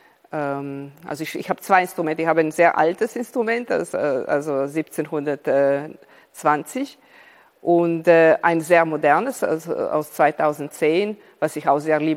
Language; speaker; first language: German; non-native, fluent; Serbian